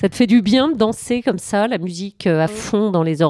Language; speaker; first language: French; native; French